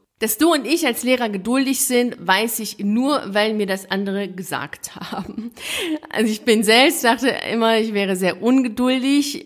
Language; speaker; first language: German; native; German